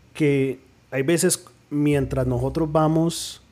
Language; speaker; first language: Spanish; early bilingual, heritage; Spanish